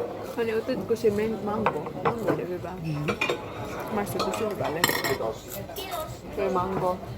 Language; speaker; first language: Finnish; non-native, learner; Filipino